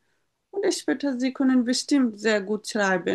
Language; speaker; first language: German; non-native, learner; Bangla